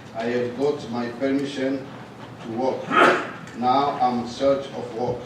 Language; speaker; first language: English; non-native, learner; Rundi